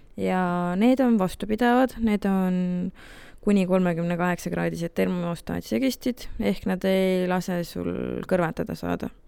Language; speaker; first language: Estonian; native; Estonian